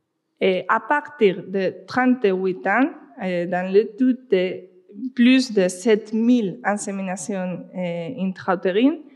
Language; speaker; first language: French; non-native, fluent; Spanish